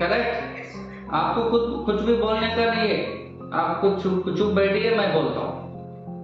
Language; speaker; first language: Hindi; non-native, local second language; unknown